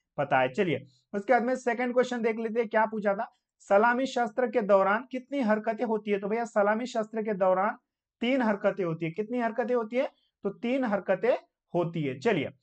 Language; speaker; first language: Hindi; non-native, local second language; Marathi